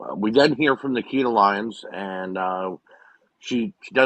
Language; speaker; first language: English; native; English